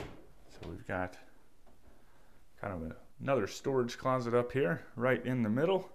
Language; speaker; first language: English; native; English